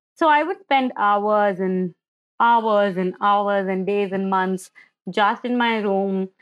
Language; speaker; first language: English; non-native, local second language; Hindi